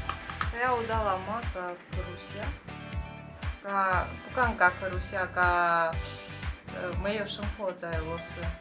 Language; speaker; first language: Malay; non-native, learner; Russian